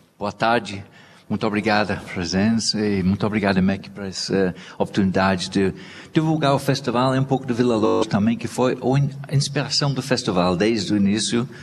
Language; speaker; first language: Portuguese; non-native, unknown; English